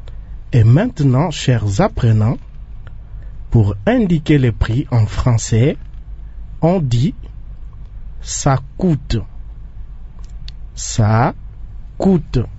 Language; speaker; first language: French; non-native, local second language; Lingala